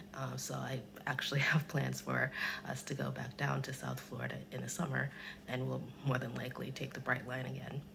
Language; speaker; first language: English; native; English